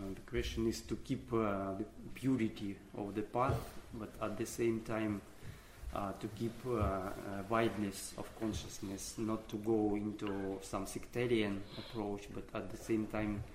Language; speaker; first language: English; non-native, fluent; Russian